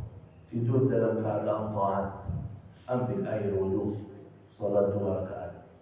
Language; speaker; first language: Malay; non-native, fluent; Arabic